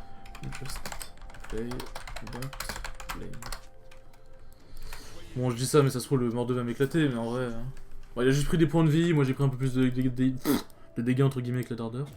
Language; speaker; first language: French; native; French